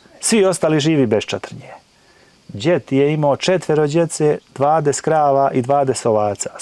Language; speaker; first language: Bosnian; native; Bosnian